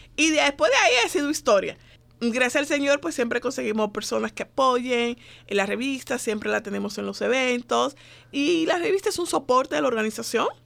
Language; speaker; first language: Spanish; native; Spanish